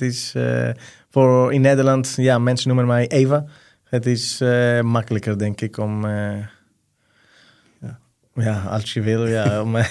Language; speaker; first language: Dutch; non-native, fluent; Greek